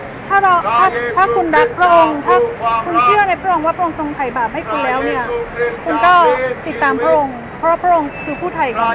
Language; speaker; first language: Thai; native; Thai